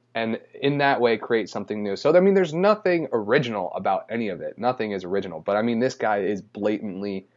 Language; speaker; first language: English; native; English